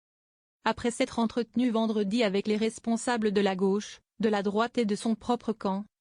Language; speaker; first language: French; native; French